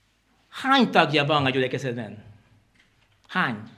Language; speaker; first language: Hungarian; non-native, learner; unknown